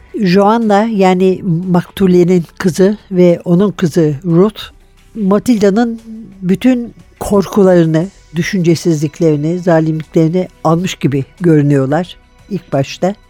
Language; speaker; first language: Turkish; native; Turkish